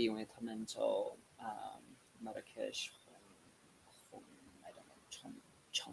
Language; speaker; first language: Chinese; non-native, learner; English